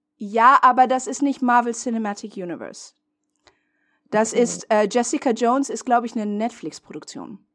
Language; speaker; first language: German; non-native, fluent; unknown